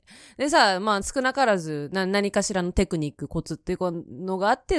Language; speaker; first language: Japanese; native; Japanese